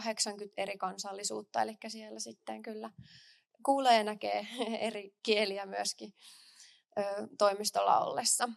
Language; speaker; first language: Finnish; native; Finnish